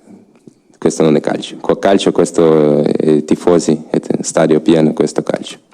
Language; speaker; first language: Italian; non-native, learner; Ukrainian